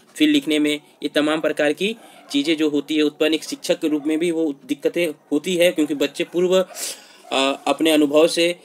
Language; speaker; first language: Hindi; non-native, local second language; Bhojpuri